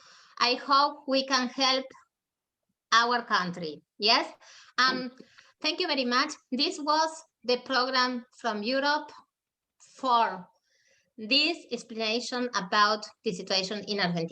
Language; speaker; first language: English; non-native, learner; German